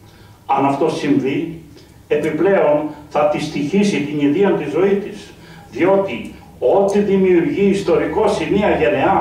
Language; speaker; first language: Greek; native; Greek